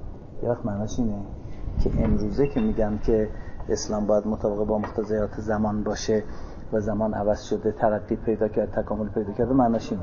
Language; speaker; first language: Persian; native; Persian